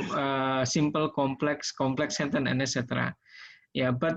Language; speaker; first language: English; non-native, learner; Indonesian